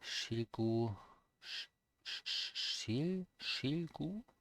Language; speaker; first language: Korean; non-native, learner; English